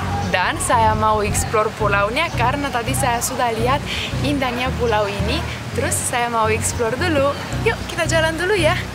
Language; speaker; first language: Indonesian; non-native, fluent; Russian